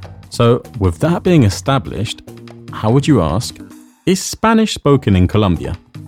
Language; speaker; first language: English; native; English